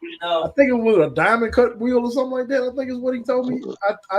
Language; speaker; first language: English; native; English